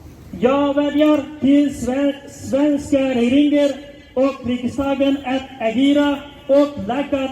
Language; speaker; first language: Swedish; non-native, learner; Uyghur